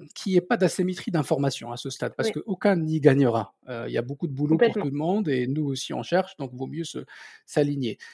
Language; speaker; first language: French; non-native, local second language; Berber languages